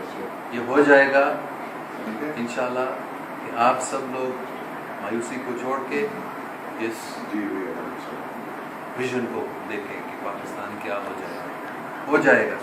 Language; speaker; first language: Hindi; non-native, local second language; English